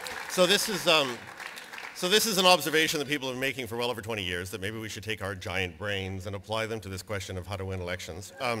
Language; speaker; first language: English; native; English